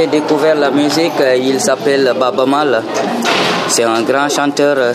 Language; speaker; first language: French; non-native, local second language; Fula